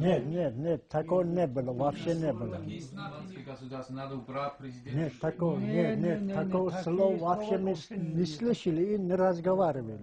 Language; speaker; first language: Russian; non-native, local second language; Tajik